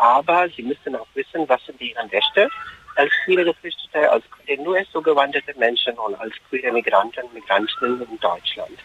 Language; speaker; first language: German; non-native, fluent; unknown